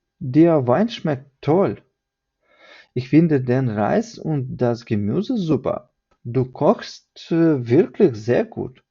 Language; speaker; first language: German; non-native, fluent; Ukrainian